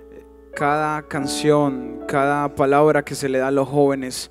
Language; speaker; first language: Spanish; native; Spanish